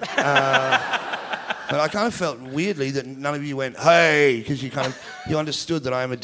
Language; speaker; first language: English; native; English